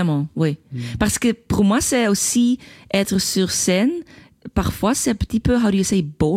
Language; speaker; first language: French; non-native, local second language; Dutch